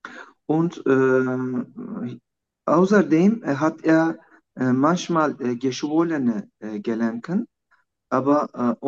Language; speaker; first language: German; non-native, learner; Turkish